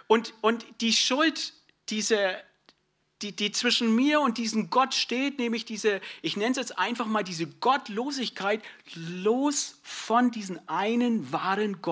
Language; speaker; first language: German; native; German